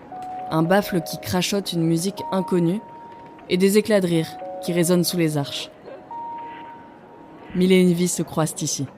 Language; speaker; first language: French; native; French